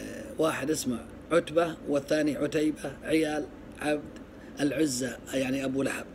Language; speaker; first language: Arabic; native; Arabic